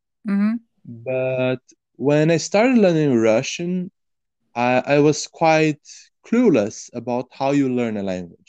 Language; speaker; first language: English; non-native, fluent; Portuguese